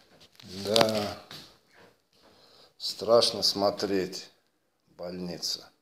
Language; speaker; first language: Russian; native; Russian